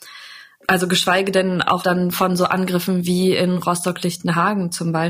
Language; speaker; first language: German; native; German